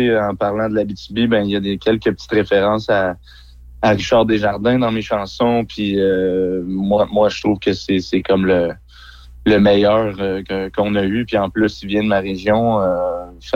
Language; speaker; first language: French; native; French